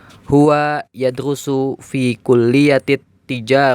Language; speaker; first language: Arabic; non-native, learner; Indonesian